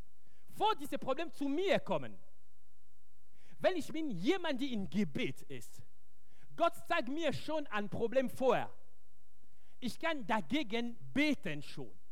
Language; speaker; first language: German; non-native, fluent; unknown